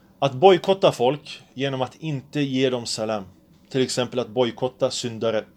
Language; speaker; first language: Swedish; early bilingual, other home language; Arabic